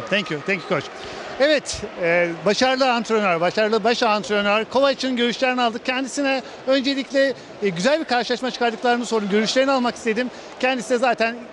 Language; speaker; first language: Turkish; native; Turkish